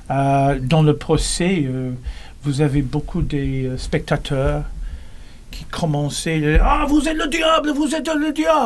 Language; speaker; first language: French; non-native, learner; English